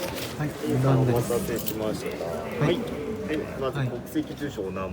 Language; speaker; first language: Japanese; native; Japanese